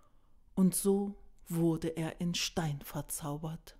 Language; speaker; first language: German; native; German